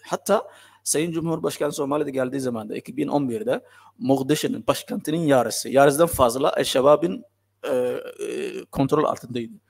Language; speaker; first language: Turkish; non-native, fluent; Somali